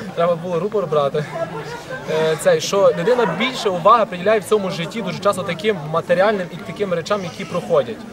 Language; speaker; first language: Ukrainian; native; Ukrainian